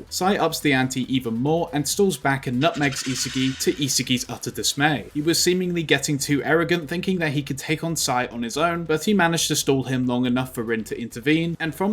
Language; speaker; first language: English; native; English